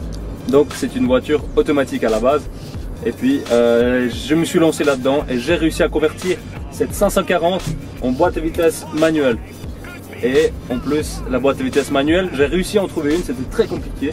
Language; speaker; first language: French; native; French